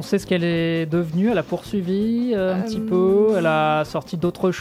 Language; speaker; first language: French; native; French